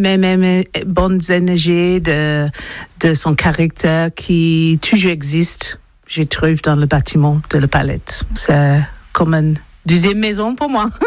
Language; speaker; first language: French; non-native, learner; English